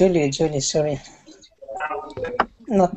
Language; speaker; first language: English; non-native, learner; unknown